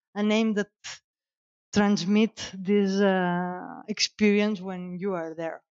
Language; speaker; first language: English; non-native, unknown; Catalan